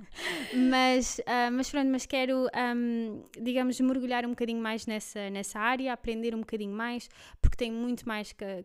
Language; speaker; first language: Portuguese; non-native, fluent; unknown